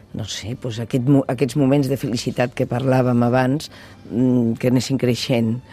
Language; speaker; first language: Catalan; non-native, local second language; Spanish